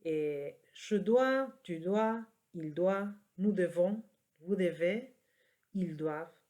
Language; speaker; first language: French; non-native, fluent; Spanish